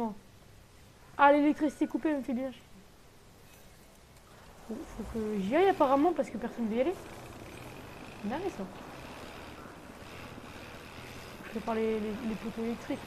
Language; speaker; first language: French; native; French